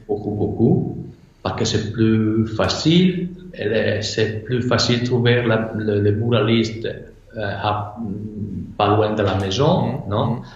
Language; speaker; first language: French; non-native, fluent; Italian